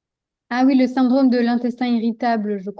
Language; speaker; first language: French; native; French